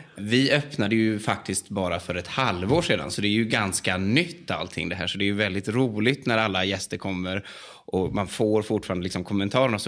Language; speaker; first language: Swedish; native; Swedish